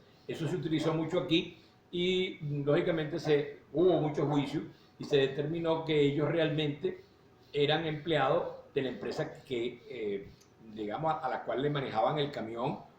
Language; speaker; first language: Spanish; native; Spanish